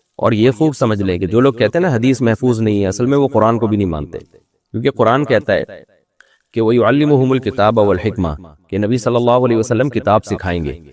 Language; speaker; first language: Urdu; native; Urdu